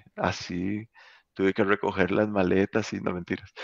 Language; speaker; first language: Spanish; native; Spanish